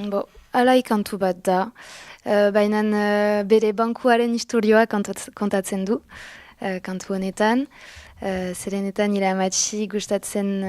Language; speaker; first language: Basque; non-native, local second language; French